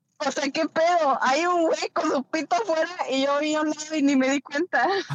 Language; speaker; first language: Spanish; early bilingual, heritage; Spanish